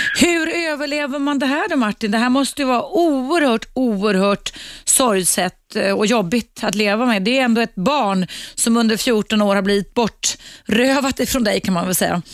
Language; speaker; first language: Swedish; native; Swedish